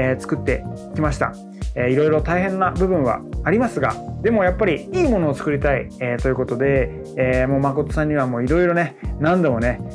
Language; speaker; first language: Japanese; early bilingual, other home language; French